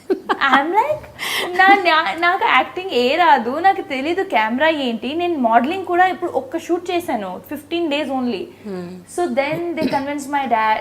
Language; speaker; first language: Telugu; non-native, local second language; Hindi